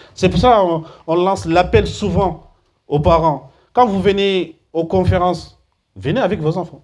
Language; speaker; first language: French; early bilingual, other home language; Soninke